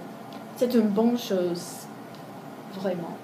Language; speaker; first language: French; non-native, learner; English